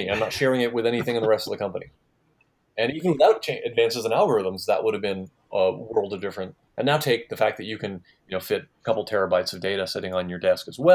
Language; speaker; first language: English; native; English